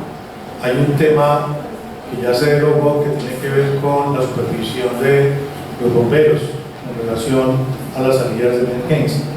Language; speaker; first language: Spanish; native; Spanish